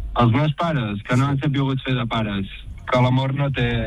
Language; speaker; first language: Catalan; early bilingual, other home language; Arabic